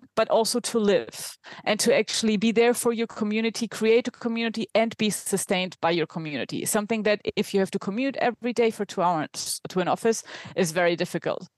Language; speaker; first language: English; non-native, fluent; German